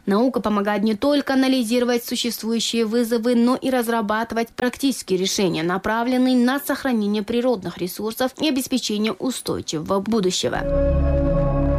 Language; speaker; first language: Russian; non-native, local second language; Tajik